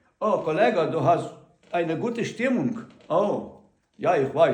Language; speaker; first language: German; non-native, learner; Ukrainian